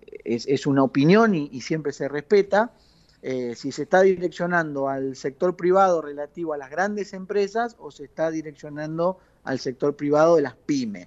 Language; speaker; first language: Spanish; native; Spanish